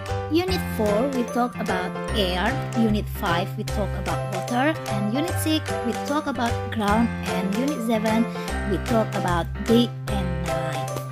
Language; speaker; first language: English; non-native, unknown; Indonesian